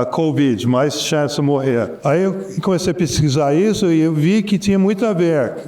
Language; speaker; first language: Portuguese; non-native, fluent; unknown